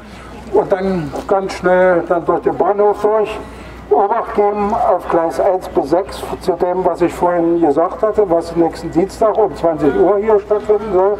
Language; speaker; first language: German; native; German